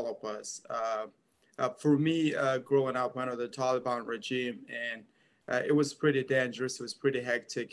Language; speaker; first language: English; non-native, fluent; Persian